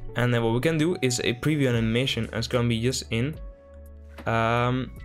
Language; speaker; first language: English; non-native, fluent; Spanish